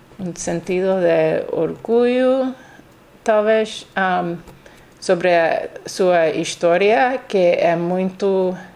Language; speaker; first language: Portuguese; non-native, learner; English